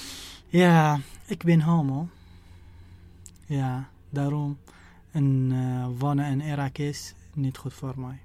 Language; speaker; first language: Dutch; non-native, learner; Arabic